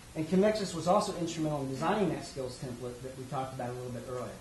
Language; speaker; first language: English; native; English